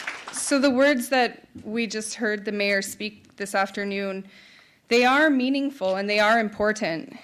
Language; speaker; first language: English; native; English